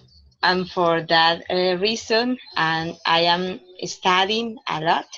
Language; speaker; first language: English; non-native, learner; Spanish